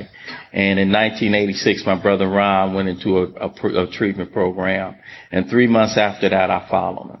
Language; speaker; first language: English; native; English